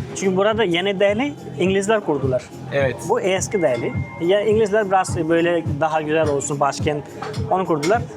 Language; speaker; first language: Turkish; non-native, fluent; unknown